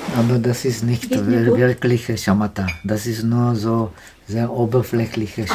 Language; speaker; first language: German; non-native, learner; Czech